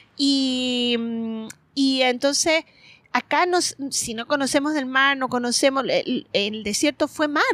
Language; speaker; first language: Spanish; native; Spanish